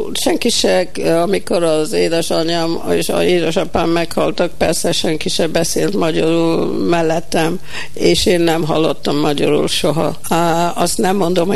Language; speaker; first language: Hungarian; early bilingual, heritage; Hungarian